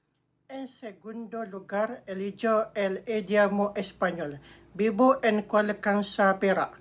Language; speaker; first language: Spanish; non-native, learner; Malay